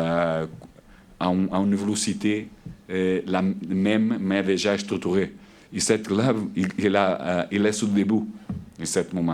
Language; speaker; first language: French; non-native, learner; Portuguese